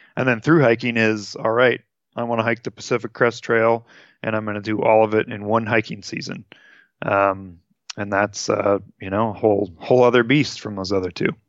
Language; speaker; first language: English; native; English